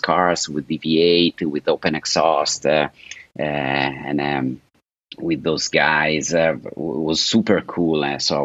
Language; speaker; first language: English; non-native, fluent; Italian